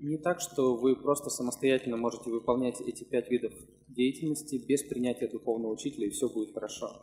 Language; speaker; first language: Russian; native; Russian